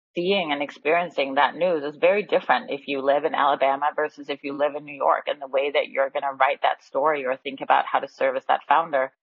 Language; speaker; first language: English; non-native, fluent; Danish